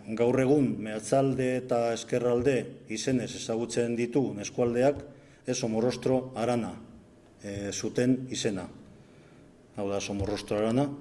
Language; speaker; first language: Basque; non-native, local second language; Spanish